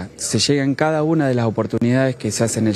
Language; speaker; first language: Spanish; native; Spanish